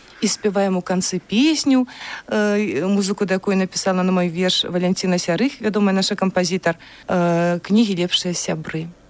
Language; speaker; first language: Belarusian; native; Belarusian